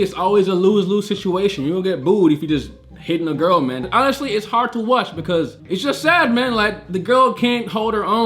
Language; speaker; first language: English; native; English